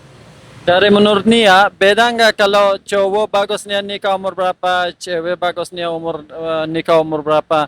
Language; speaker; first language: Indonesian; non-native, fluent; Persian